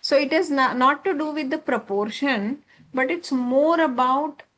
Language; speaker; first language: English; non-native, local second language; Marathi